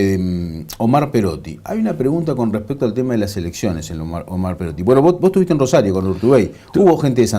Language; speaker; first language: Spanish; native; Spanish